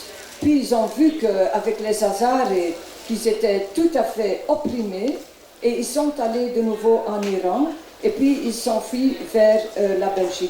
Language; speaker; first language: French; non-native, local second language; Dutch